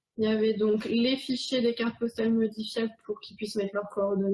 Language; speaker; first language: French; native; French